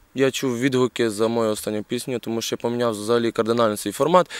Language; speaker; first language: Ukrainian; native; Ukrainian